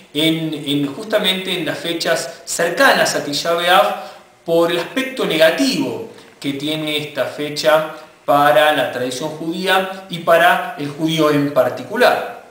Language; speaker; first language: Spanish; native; Spanish